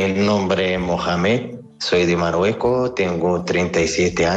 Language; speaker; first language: Spanish; non-native, learner; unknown